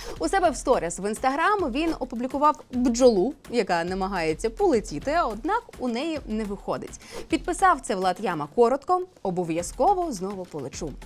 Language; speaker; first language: Ukrainian; native; Ukrainian